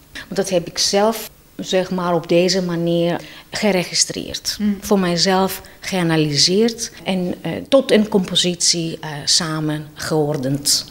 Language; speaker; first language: Dutch; non-native, fluent; Greek